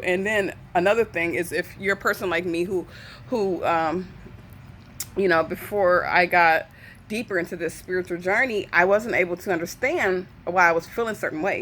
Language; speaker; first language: English; native; English